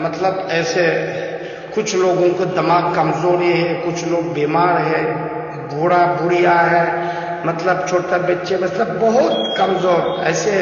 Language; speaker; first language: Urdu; non-native, learner; Uyghur